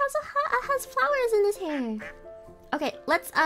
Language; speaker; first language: English; non-native, local second language; Filipino